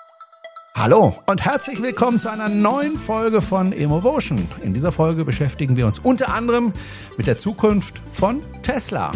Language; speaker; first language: German; native; German